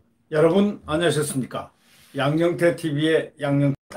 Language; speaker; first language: Korean; native; Korean